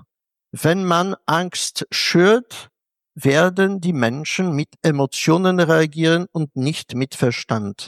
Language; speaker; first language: German; non-native, fluent; Polish